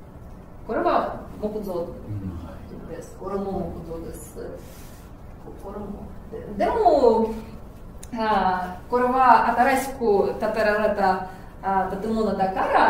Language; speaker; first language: Japanese; non-native, fluent; Russian